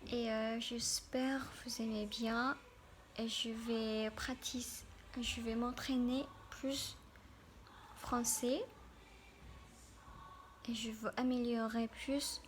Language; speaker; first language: French; non-native, learner; Korean